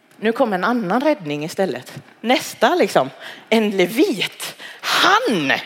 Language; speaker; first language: Swedish; early bilingual, other home language; Cantonese